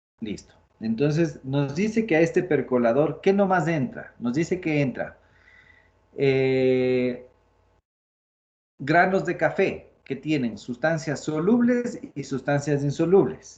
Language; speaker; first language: Spanish; native; Spanish